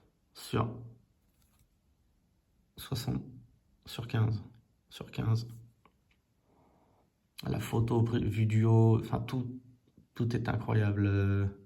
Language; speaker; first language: French; native; French